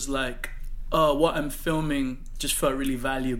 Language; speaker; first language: English; non-native, local second language; Yoruba